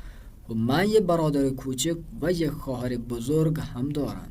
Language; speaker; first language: Persian; non-native, fluent; Urdu